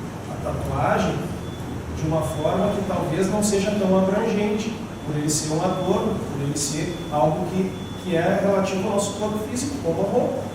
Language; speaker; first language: Portuguese; native; Portuguese